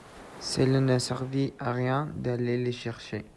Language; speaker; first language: French; non-native, learner; Spanish